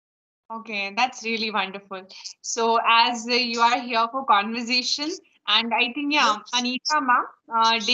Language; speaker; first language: English; non-native, local second language; Hindi